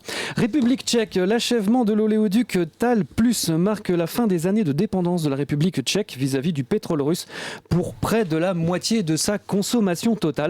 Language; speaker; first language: French; native; French